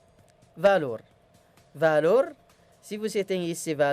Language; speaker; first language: Portuguese; non-native, learner; Arabic